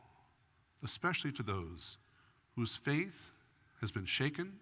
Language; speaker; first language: English; native; English